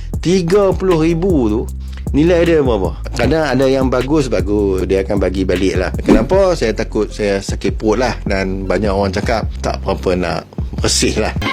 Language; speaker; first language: Malay; native; Malay